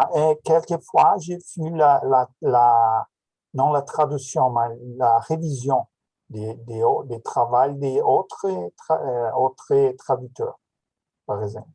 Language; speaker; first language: French; non-native, learner; Portuguese